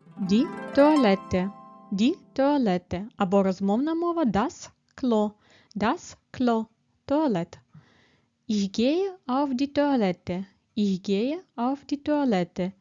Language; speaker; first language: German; non-native, fluent; Ukrainian